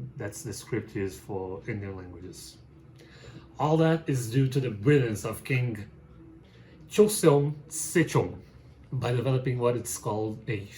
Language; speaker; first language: English; non-native, fluent; Portuguese